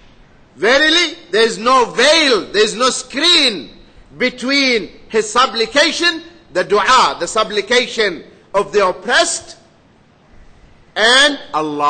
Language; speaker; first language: English; non-native, fluent; Arabic